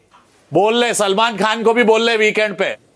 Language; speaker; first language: Hindi; native; Hindi